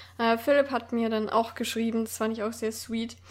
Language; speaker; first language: German; native; German